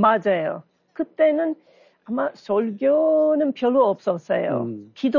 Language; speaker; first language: Korean; non-native, learner; English